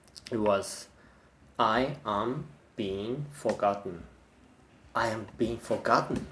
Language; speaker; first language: English; non-native, fluent; Japanese